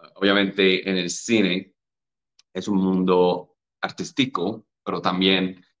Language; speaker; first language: Spanish; non-native, fluent; English